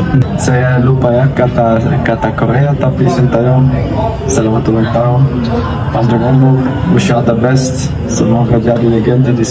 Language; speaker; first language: Indonesian; non-native, learner; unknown